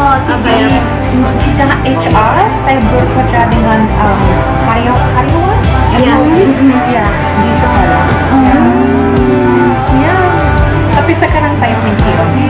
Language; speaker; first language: Indonesian; non-native, learner; English